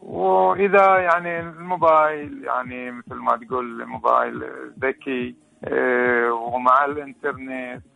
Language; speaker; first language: Arabic; non-native, fluent; Persian